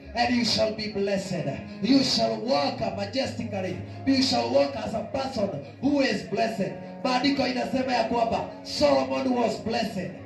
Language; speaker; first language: English; non-native, local second language; Kikuyu